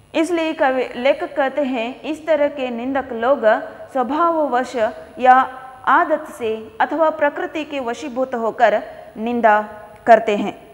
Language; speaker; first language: Hindi; non-native, local second language; Kannada